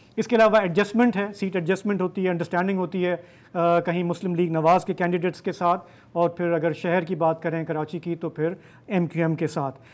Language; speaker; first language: Urdu; non-native, local second language; Sindhi